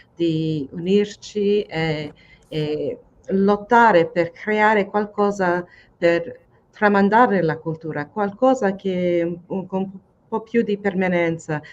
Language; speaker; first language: Italian; early bilingual, other home language; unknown